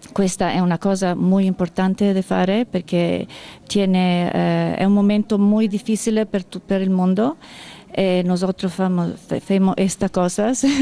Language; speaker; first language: Spanish; non-native, learner; Italian